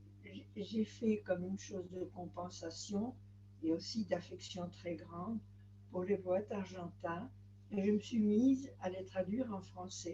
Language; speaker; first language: French; non-native, fluent; Spanish